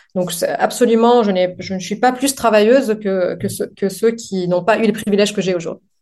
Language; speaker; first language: French; non-native, local second language; Arabic